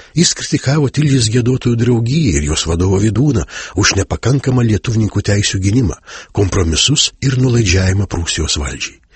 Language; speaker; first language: Lithuanian; native; Lithuanian